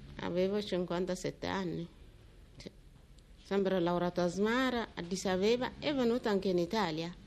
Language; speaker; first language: Italian; non-native, learner; Tigrinya